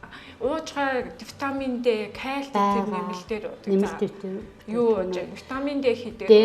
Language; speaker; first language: Mongolian; native; Mongolian